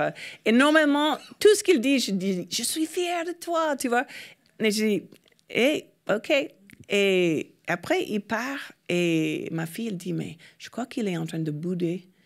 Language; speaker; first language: French; non-native, fluent; English